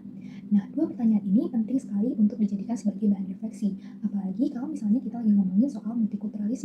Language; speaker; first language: Indonesian; native; Indonesian